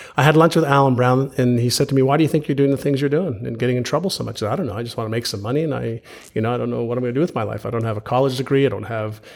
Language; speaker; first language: English; early bilingual, other home language; Hebrew